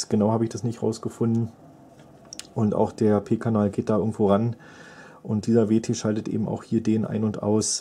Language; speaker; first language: German; native; German